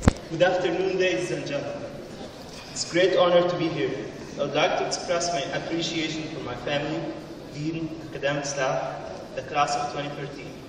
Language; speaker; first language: English; non-native, fluent; Arabic